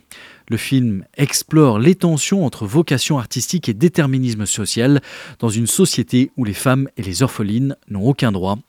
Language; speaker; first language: French; native; French